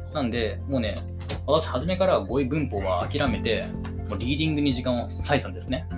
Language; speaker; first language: Japanese; native; Japanese